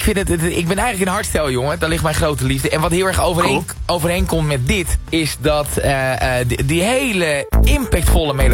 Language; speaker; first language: Dutch; native; Dutch